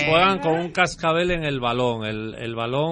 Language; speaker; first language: Spanish; native; Spanish